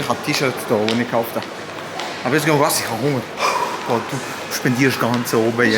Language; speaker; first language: German; non-native, local second language; Croatian